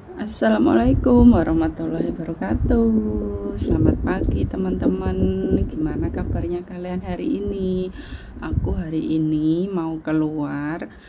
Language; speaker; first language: Indonesian; non-native, local second language; Javanese